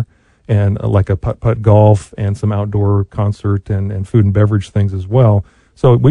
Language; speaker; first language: English; native; English